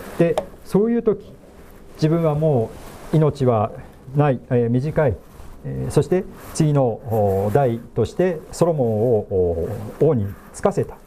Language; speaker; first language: Japanese; native; Japanese